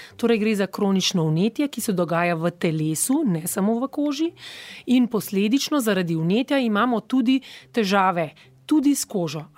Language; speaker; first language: Slovenian; native; Slovenian